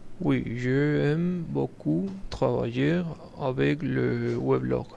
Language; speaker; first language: French; non-native, learner; Spanish